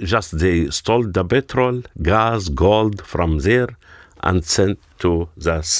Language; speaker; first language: English; non-native, learner; Arabic